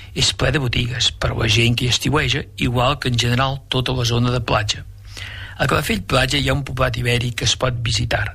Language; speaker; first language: Catalan; native; Catalan